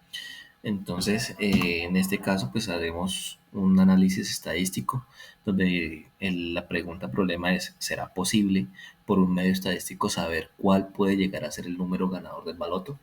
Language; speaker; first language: Spanish; native; Spanish